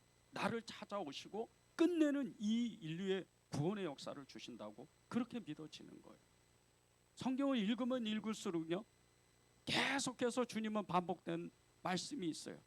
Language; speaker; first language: Korean; native; Korean